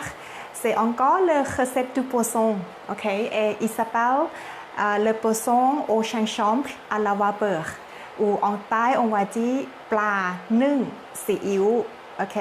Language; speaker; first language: French; non-native, learner; Thai